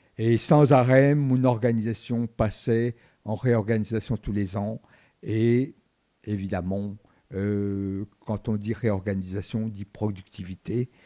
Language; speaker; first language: French; early bilingual, other home language; Vietnamese